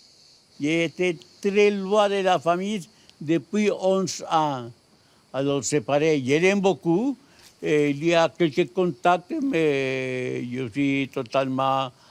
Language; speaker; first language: French; non-native, learner; Spanish